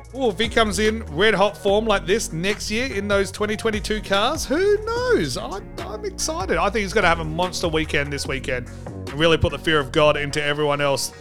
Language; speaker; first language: English; native; English